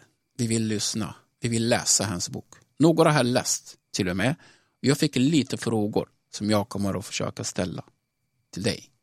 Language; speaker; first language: Swedish; non-native, fluent; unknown